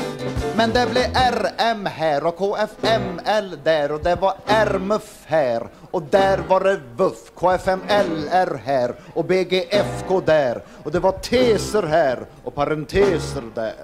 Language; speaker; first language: Swedish; native; Swedish